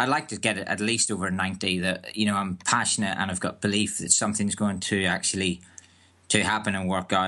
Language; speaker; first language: English; native; English